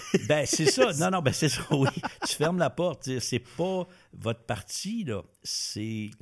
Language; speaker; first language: French; native; French